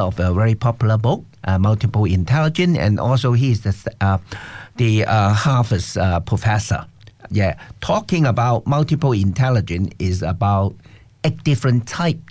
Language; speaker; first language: English; non-native, local second language; Cantonese